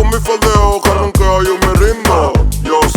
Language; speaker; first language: Spanish; native; Spanish